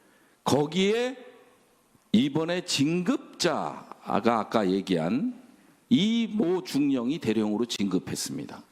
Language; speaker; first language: Korean; native; Korean